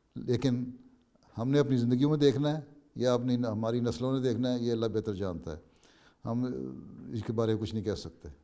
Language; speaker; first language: Urdu; native; Urdu